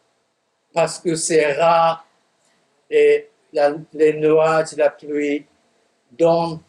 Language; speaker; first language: French; non-native, fluent; Japanese